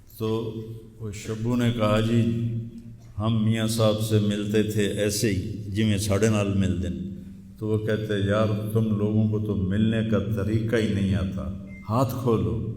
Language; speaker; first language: Urdu; non-native, local second language; Punjabi